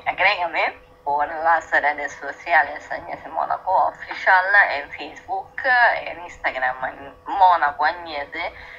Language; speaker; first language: Spanish; non-native, learner; Italian